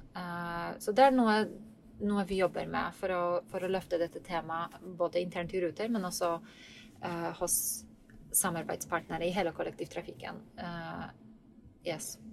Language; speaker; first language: Norwegian; non-native, fluent; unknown